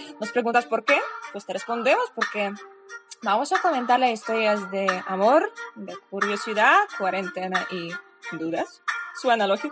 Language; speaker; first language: Spanish; non-native, fluent; Polish